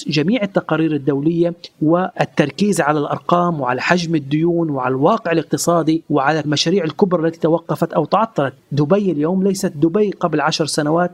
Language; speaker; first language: Arabic; native; Arabic